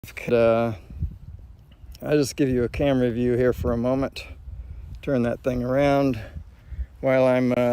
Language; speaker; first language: English; native; English